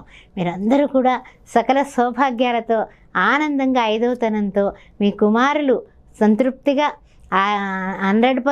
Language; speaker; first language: Telugu; native; Telugu